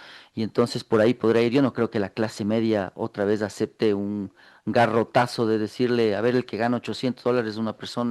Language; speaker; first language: Spanish; native; Spanish